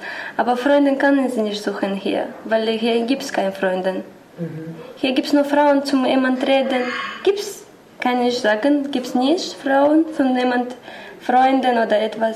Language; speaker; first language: German; non-native, learner; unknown